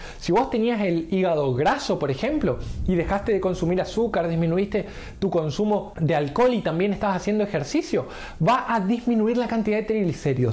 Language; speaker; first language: Spanish; native; Spanish